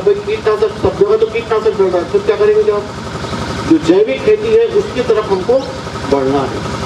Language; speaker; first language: Hindi; native; Hindi